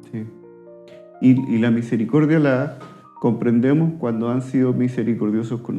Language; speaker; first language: Spanish; native; Spanish